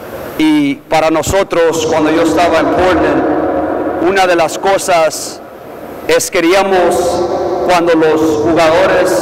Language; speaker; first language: Spanish; early bilingual, heritage; English